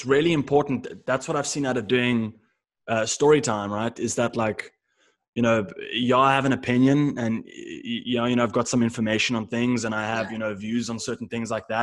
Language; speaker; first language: English; native; English